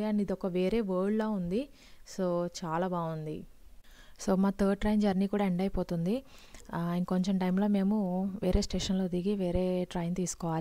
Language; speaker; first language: Telugu; native; Telugu